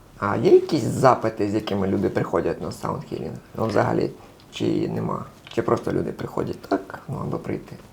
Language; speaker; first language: Ukrainian; non-native, local second language; Russian